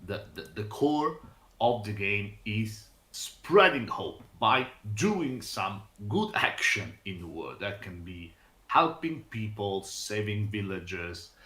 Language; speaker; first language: English; non-native, fluent; Italian